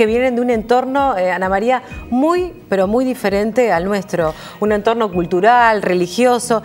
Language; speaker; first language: Spanish; native; Spanish